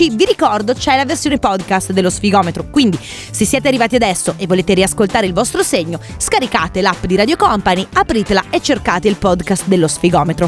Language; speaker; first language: Italian; native; Italian